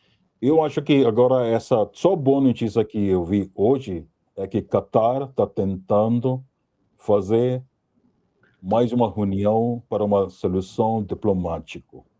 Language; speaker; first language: Portuguese; non-native, fluent; Hindi